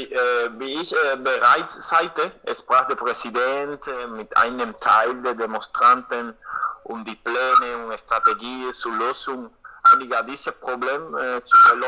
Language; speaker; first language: German; non-native, learner; Spanish